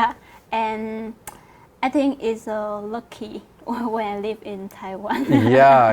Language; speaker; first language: English; non-native, learner; Vietnamese